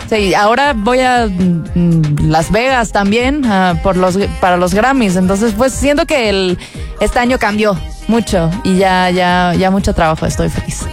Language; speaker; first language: Spanish; early bilingual, heritage; Spanish